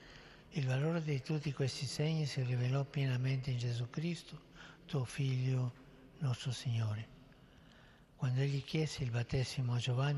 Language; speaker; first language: Italian; non-native, fluent; Spanish